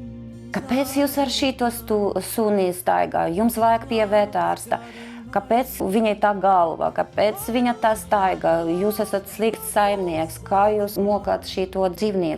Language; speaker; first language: Latvian; non-native, local second language; Russian